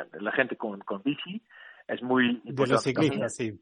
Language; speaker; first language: Spanish; non-native, learner; Dutch